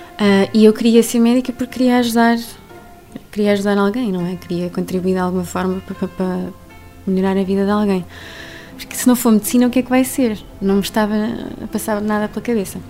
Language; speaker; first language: Portuguese; native; Portuguese